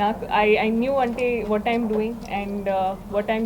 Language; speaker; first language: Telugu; non-native, learner; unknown